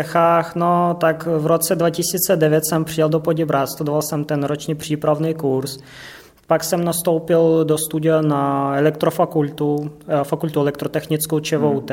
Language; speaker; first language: Czech; non-native, fluent; Russian